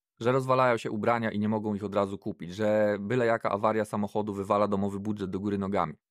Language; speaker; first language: Polish; native; Polish